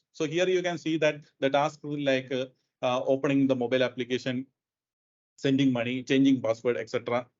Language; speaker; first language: English; non-native, local second language; Malayalam